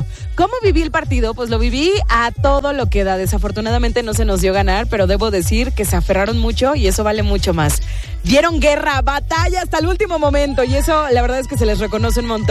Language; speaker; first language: Spanish; native; Spanish